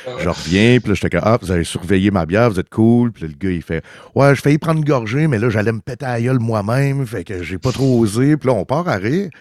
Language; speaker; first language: French; early bilingual, heritage; French